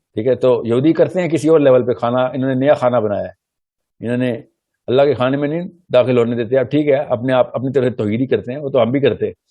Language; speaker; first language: Urdu; early bilingual, heritage; Urdu